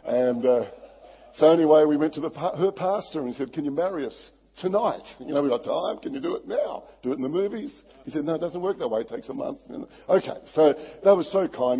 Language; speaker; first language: English; native; English